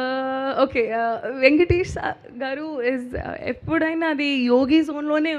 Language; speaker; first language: Telugu; non-native, learner; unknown